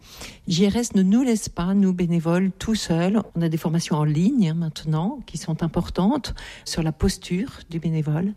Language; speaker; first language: French; native; French